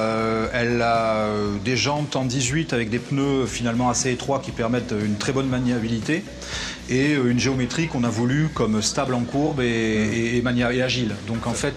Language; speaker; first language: French; native; French